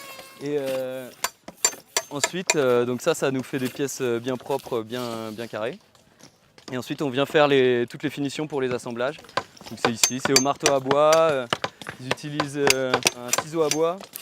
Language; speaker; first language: French; native; French